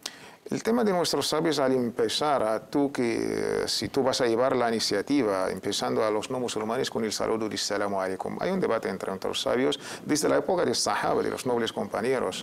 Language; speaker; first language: Spanish; native; Spanish